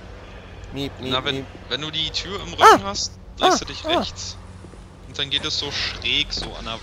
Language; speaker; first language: German; native; German